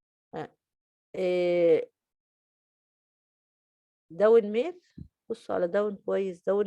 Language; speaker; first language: Arabic; native; Arabic